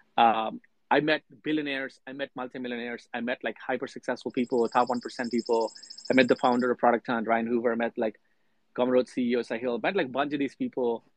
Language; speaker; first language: English; non-native, local second language; Telugu